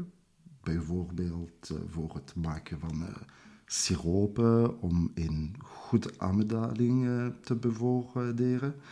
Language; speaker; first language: Dutch; non-native, local second language; French